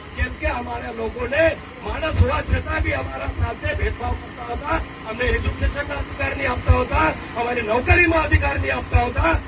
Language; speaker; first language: Gujarati; non-native, local second language; Marathi